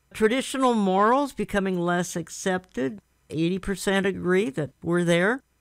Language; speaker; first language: English; native; English